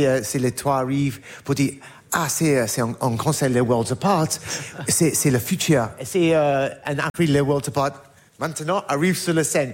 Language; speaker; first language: French; non-native, learner; English